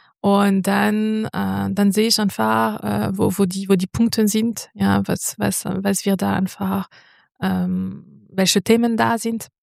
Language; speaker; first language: German; non-native, fluent; French